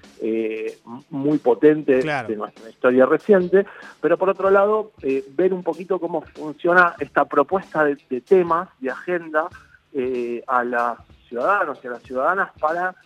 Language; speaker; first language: Spanish; native; Spanish